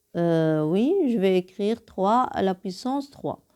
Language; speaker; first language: French; non-native, local second language; Arabic